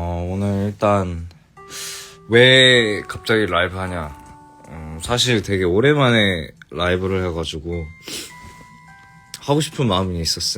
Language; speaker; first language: Korean; early bilingual, heritage; English